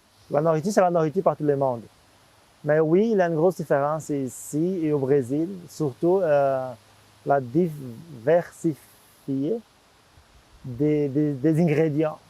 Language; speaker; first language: French; non-native, fluent; Portuguese